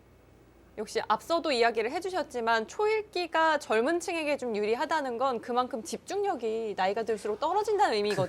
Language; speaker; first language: Korean; native; Korean